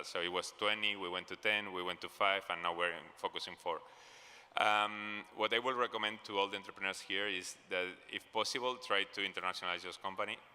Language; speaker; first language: English; non-native, fluent; Spanish